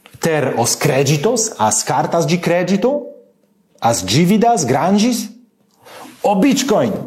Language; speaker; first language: Portuguese; non-native, learner; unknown